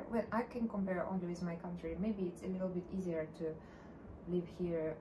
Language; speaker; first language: English; non-native, learner; Russian